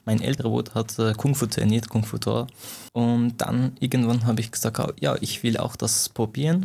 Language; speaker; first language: German; non-native, fluent; Persian